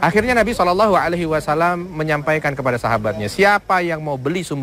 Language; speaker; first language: Indonesian; native; Indonesian